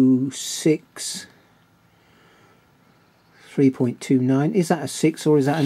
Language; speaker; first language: English; native; English